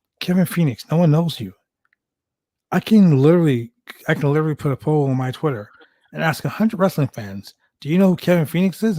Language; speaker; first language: English; native; English